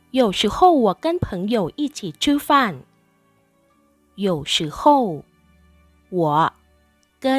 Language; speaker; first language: Chinese; non-native, fluent; Thai